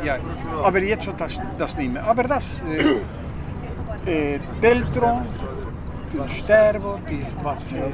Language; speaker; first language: German; early bilingual, heritage; German